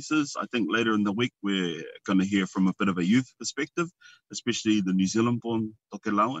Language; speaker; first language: English; native; English